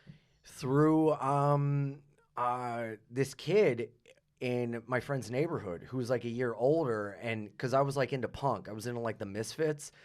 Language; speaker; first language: English; native; English